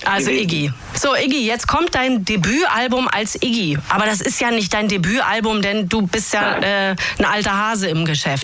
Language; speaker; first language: German; native; German